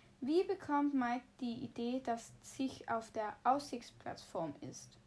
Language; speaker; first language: German; non-native, learner; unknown